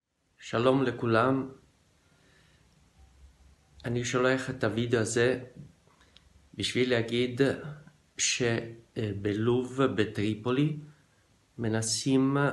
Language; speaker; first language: Hebrew; non-native, fluent; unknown